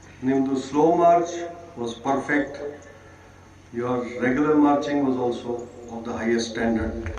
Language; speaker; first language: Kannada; non-native, fluent; Hindi